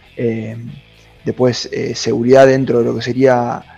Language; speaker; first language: Spanish; native; Spanish